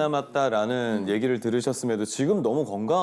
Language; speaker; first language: Korean; native; Korean